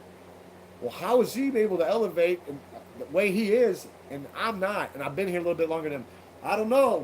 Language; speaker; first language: English; native; English